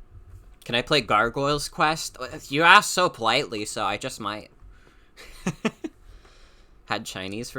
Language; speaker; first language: English; native; English